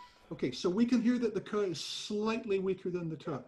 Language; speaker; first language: English; native; English